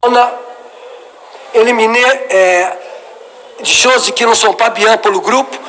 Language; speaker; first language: French; non-native, learner; Portuguese